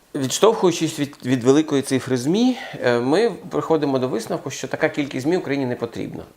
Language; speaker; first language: Ukrainian; non-native, local second language; Russian